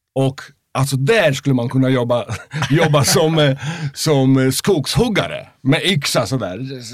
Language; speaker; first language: Swedish; non-native, fluent; Polish